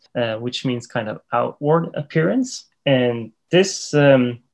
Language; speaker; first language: English; non-native, fluent; Swedish